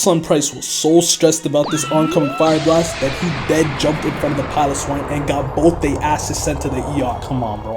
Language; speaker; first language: English; native; English